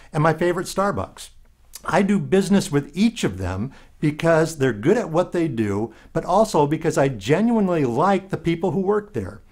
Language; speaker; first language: English; native; English